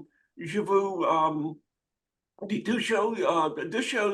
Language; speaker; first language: French; non-native, fluent; English